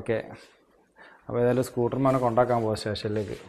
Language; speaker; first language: Malayalam; native; Malayalam